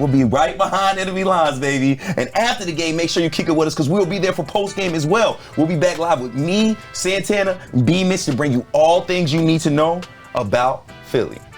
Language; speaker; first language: English; native; English